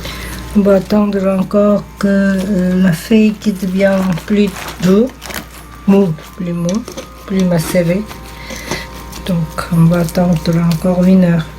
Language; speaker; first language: French; non-native, fluent; Korean